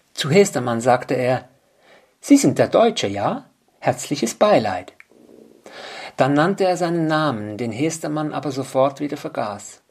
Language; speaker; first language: German; native; German